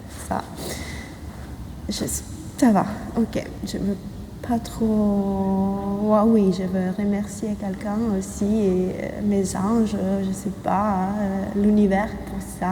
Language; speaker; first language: French; non-native, fluent; Italian